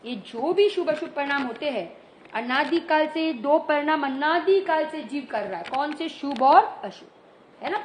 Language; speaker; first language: Hindi; non-native, local second language; Gujarati